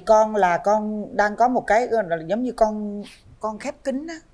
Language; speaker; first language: Vietnamese; native; Vietnamese